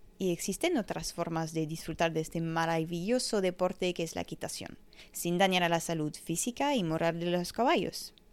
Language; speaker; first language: Spanish; non-native, fluent; French